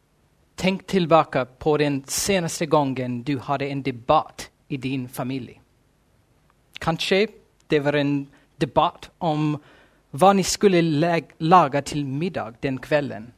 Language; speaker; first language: Swedish; non-native, fluent; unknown